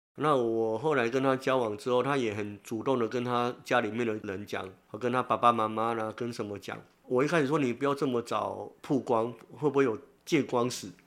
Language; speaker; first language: Chinese; native; Chinese